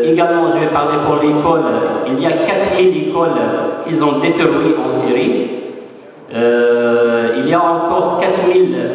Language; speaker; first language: French; non-native, fluent; Arabic